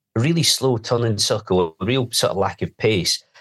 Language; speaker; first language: English; native; English